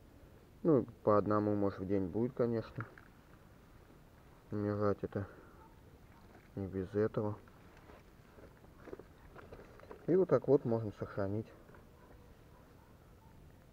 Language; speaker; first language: Russian; native; Russian